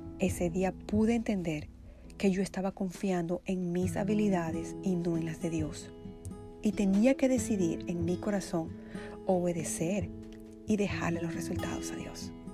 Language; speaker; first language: Spanish; native; Spanish